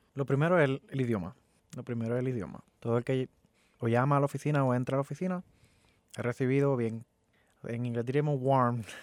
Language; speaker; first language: Spanish; native; Spanish